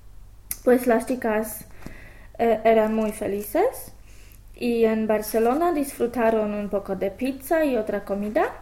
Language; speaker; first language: Spanish; non-native, fluent; English